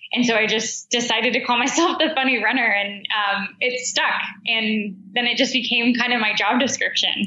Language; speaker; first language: English; native; English